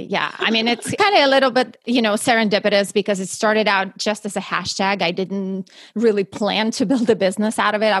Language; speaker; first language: English; non-native, fluent; Russian